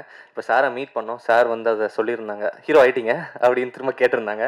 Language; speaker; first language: Tamil; native; Tamil